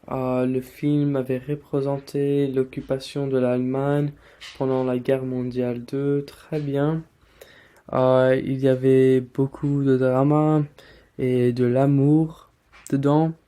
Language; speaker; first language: French; non-native, learner; English